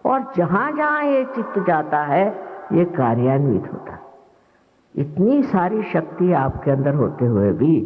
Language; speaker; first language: Hindi; non-native, local second language; Marathi